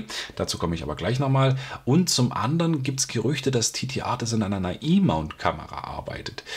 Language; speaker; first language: German; native; German